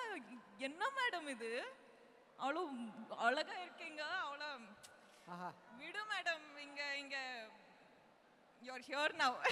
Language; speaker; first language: Tamil; non-native, local second language; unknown